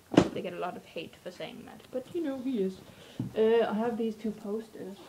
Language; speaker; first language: English; native; English